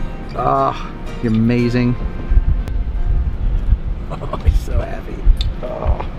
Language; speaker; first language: English; native; English